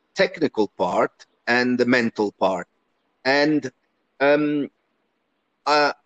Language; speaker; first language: English; early bilingual, other home language; Italian